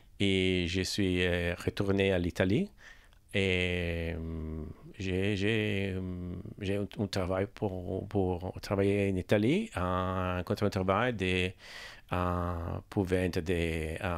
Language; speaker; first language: French; non-native, learner; Italian